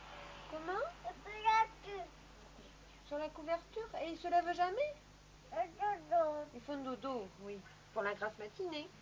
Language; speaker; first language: French; native; French